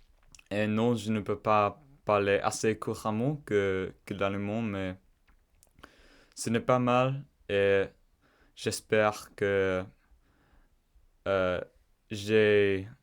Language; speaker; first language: French; non-native, learner; English